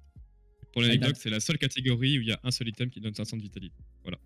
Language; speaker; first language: French; native; French